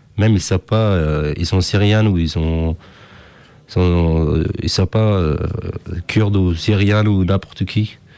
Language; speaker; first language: French; non-native, learner; Kurdish